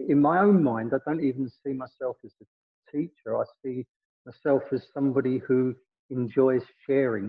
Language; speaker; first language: English; native; English